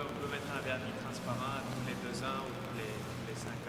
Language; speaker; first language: French; non-native, fluent; Spanish